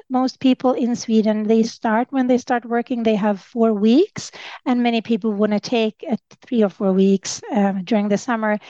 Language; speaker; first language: English; non-native, fluent; Swedish